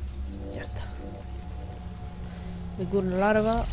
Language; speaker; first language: Spanish; native; Spanish